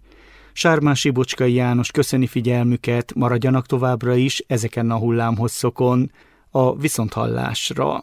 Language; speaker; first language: Hungarian; native; Hungarian